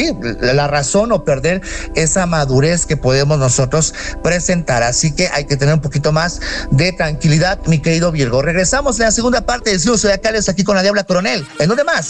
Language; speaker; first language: Spanish; native; Spanish